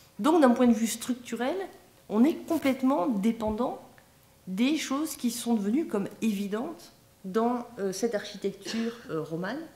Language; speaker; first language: French; native; French